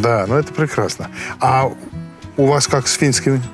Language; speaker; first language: Russian; non-native, fluent; Finnish